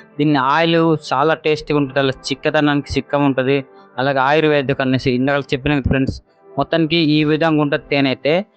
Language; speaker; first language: Telugu; non-native, local second language; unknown